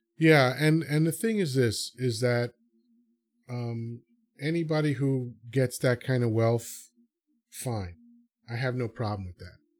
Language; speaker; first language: English; early bilingual, other home language; Spanish